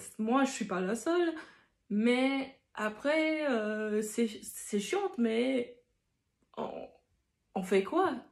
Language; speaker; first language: French; non-native, fluent; English